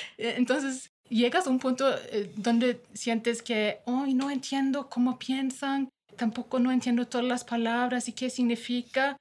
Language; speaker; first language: Spanish; non-native, fluent; Norwegian